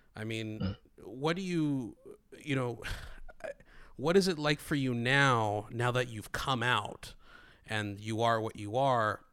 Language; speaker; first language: English; non-native, fluent; Greek